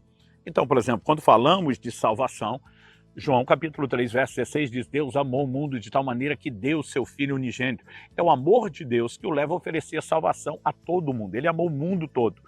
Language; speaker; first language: Portuguese; native; Portuguese